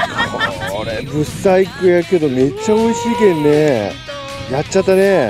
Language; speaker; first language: Japanese; native; Japanese